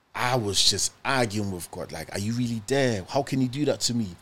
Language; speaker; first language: English; early bilingual, other home language; German